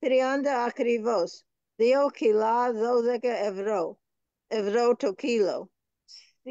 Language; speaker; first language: Greek; non-native, learner; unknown